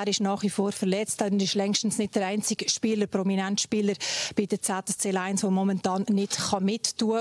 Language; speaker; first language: German; native; German